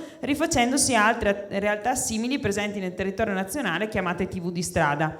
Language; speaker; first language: Italian; native; Italian